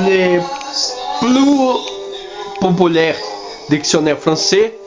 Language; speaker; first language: French; non-native, learner; Spanish